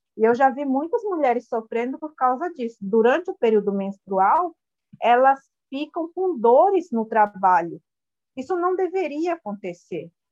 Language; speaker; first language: Portuguese; non-native, local second language; Guarani